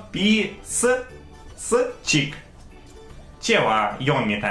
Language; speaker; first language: Japanese; non-native, fluent; Russian